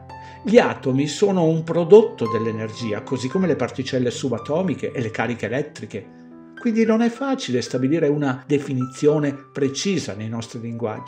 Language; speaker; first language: Italian; native; Italian